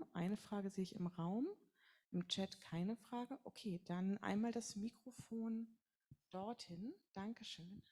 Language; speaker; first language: German; native; German